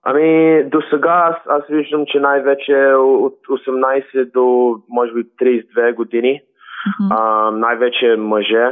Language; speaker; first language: Bulgarian; early bilingual, heritage; Bulgarian